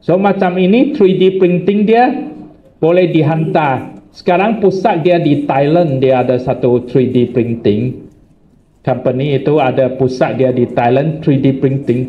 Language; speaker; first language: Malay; non-native, local second language; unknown